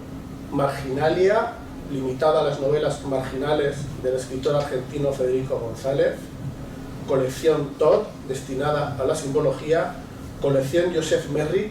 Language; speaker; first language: Spanish; native; Spanish